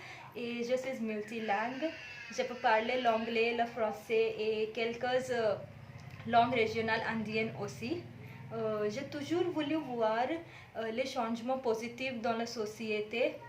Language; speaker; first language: French; non-native, fluent; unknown